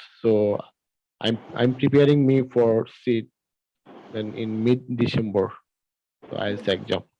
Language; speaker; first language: English; non-native, learner; Bangla